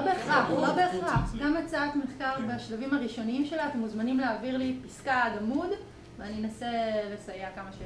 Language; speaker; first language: Hebrew; native; Hebrew